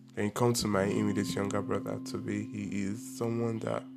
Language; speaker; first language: English; non-native, local second language; Igbo